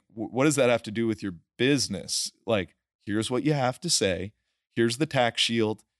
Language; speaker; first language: English; native; English